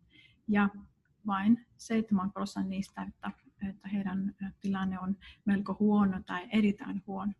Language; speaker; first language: Finnish; non-native, fluent; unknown